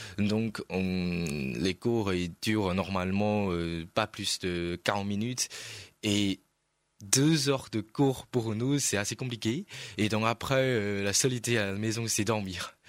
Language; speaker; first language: French; non-native, learner; Chinese